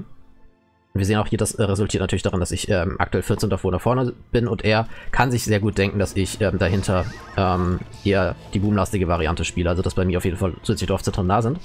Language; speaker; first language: German; native; German